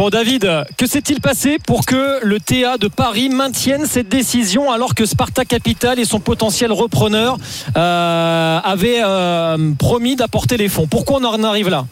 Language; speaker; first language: French; native; French